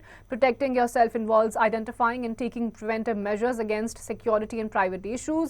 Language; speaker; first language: English; non-native, local second language; Hindi